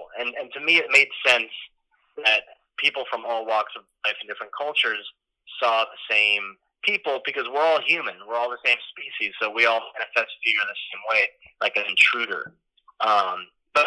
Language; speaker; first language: English; native; English